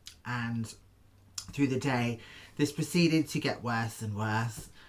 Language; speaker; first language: English; native; English